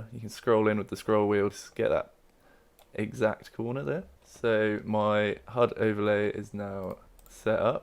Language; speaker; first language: English; native; English